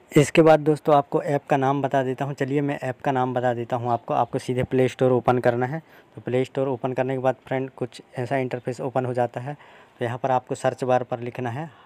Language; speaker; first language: Hindi; native; Hindi